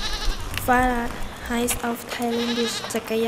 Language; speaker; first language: German; non-native, learner; Thai